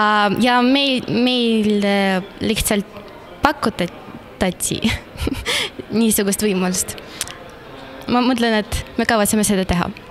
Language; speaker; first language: Estonian; non-native, local second language; Russian